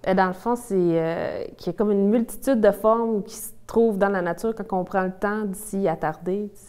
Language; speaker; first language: French; native; French